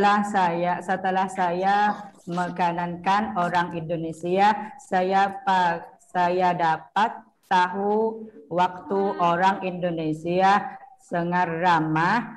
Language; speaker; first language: Indonesian; non-native, learner; Thai